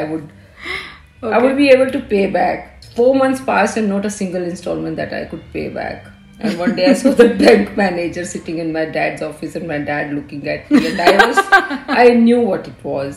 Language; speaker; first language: English; non-native, local second language; Punjabi